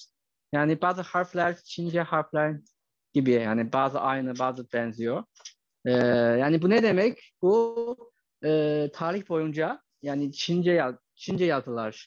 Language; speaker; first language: Turkish; non-native, fluent; Chinese